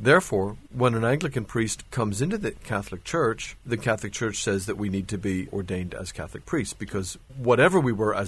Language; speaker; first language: English; native; English